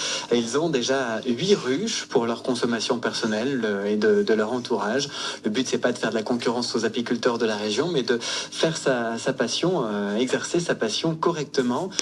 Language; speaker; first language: French; native; French